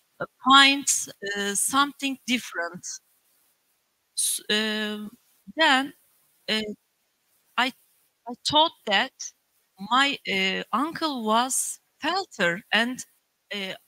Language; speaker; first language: English; non-native, learner; Turkish